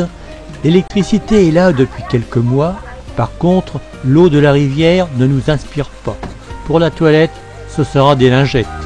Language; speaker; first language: French; native; French